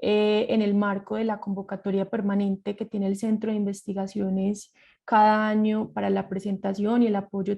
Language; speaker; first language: Spanish; native; Spanish